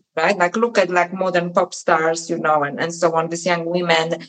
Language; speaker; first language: English; non-native, fluent; Polish